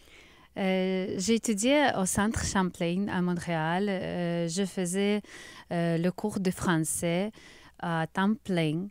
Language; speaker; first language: French; non-native, learner; Ukrainian